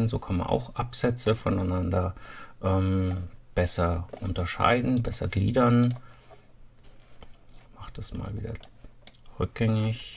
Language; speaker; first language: German; native; German